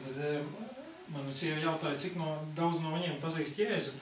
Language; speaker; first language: Latvian; native; Latvian